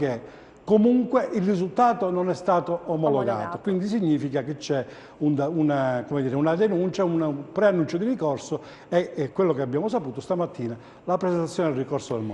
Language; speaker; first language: Italian; native; Italian